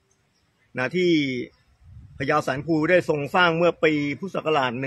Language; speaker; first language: Thai; native; Thai